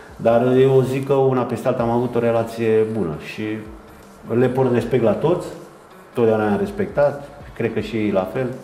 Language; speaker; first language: Romanian; native; Romanian